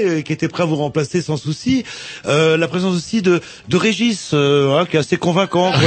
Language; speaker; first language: French; native; French